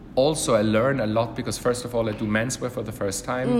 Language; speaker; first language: English; non-native, fluent; German